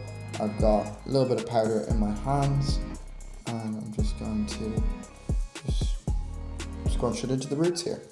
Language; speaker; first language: English; native; English